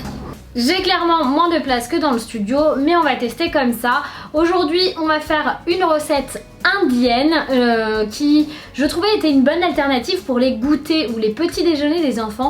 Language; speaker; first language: French; native; French